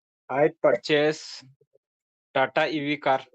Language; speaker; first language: English; non-native, learner; Hindi